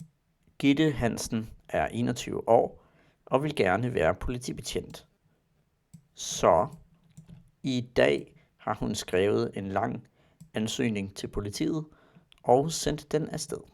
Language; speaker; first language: Danish; non-native, learner; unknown